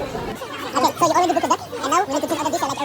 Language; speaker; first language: English; non-native, fluent; French